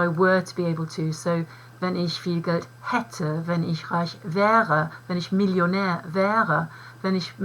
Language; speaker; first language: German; non-native, fluent; English